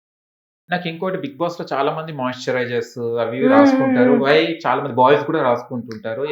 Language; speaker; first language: Telugu; native; Telugu